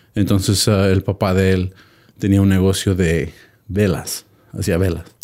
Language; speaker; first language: Spanish; early bilingual, heritage; Spanish